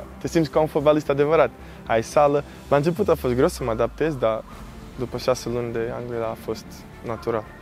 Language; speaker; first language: Romanian; early bilingual, heritage; Romanian